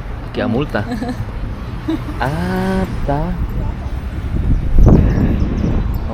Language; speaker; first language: Portuguese; non-native, learner; Indonesian